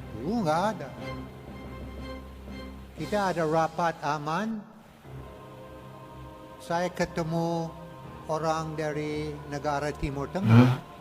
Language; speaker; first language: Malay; non-native, fluent; English